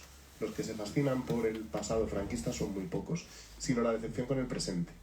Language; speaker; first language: Spanish; native; Spanish